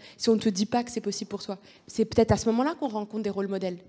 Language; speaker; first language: French; native; French